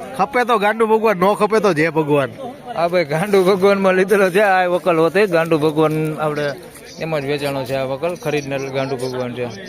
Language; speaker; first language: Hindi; non-native, local second language; Gujarati